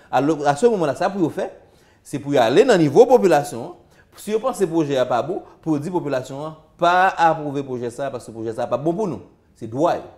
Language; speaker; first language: French; non-native, local second language; Haitian Creole